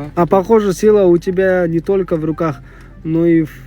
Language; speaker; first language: Russian; non-native, local second language; Kazakh